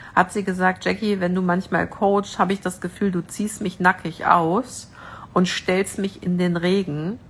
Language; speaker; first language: German; native; German